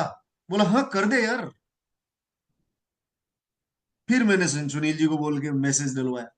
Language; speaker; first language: Hindi; native; Hindi